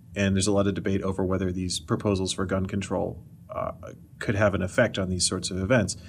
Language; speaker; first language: English; native; English